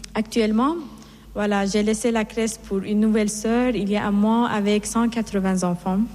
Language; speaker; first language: French; non-native, learner; Persian